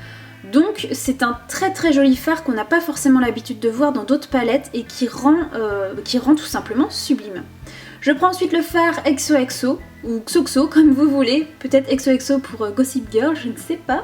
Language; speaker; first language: French; native; French